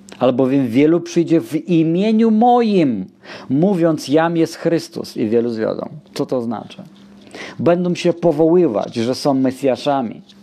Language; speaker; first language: Polish; non-native, fluent; Russian